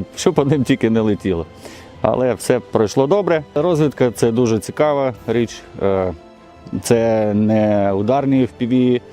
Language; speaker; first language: Ukrainian; non-native, local second language; Russian